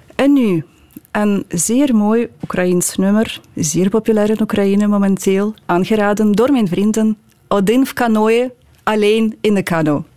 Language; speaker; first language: Dutch; non-native, fluent; Ukrainian